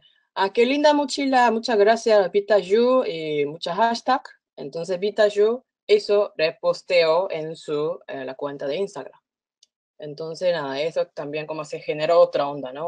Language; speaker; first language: Spanish; non-native, fluent; Korean